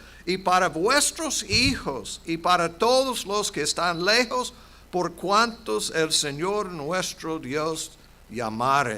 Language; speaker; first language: Spanish; non-native, fluent; English